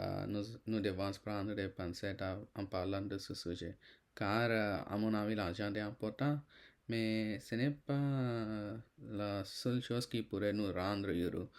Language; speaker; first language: French; non-native, learner; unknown